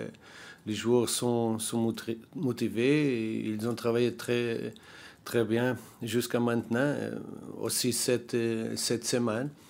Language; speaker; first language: French; non-native, learner; Portuguese